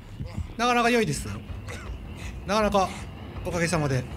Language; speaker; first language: Japanese; native; Japanese